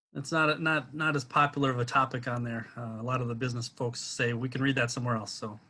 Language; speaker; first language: English; native; English